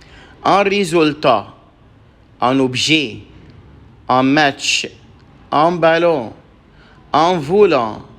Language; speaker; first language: French; non-native, fluent; Arabic